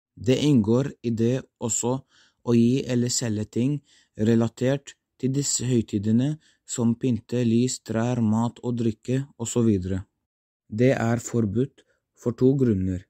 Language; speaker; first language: Norwegian; non-native, fluent; Arabic